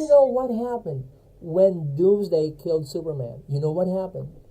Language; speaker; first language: English; non-native, fluent; Filipino